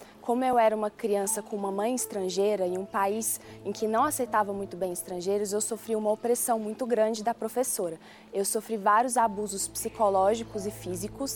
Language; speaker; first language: Portuguese; early bilingual, other home language; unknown